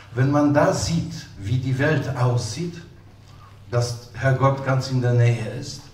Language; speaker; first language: German; non-native, fluent; Polish